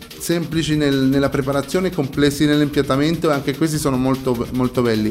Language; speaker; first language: Italian; non-native, fluent; Spanish